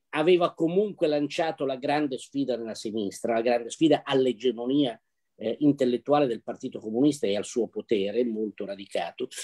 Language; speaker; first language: Italian; native; Italian